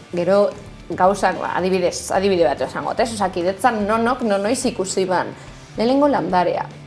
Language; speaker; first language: Basque; native; Basque